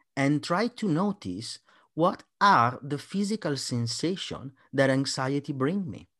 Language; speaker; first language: English; non-native, fluent; Italian